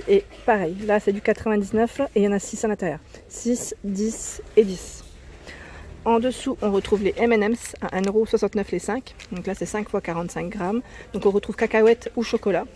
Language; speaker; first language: French; native; French